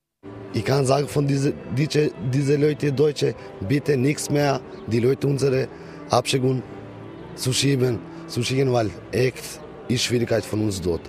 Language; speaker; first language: German; non-native, learner; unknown